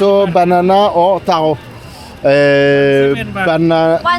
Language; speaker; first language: English; non-native, learner; French